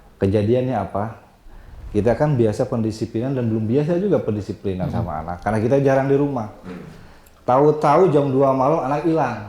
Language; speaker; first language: Indonesian; non-native, local second language; Sundanese